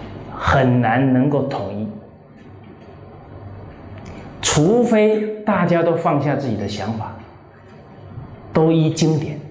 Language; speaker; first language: Chinese; native; Chinese